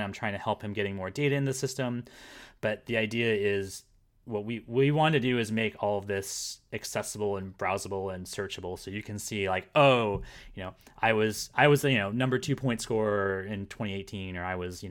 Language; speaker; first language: English; native; English